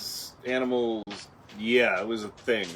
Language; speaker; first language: English; native; English